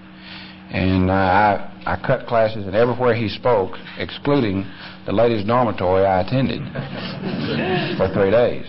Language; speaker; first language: English; native; English